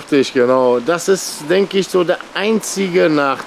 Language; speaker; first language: German; native; German